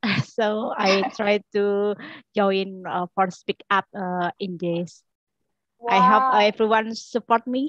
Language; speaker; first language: English; non-native, learner; Indonesian